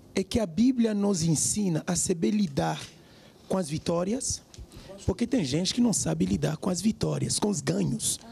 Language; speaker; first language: Portuguese; non-native, fluent; French